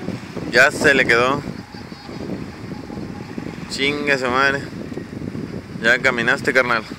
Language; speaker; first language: Spanish; native; Spanish